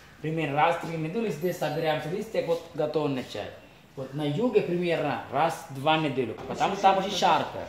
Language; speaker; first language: Russian; non-native, learner; Sinhala